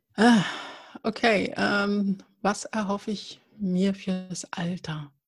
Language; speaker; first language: German; early bilingual, other home language; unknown